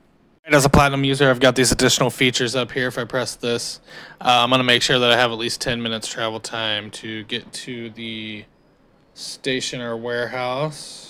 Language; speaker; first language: English; native; English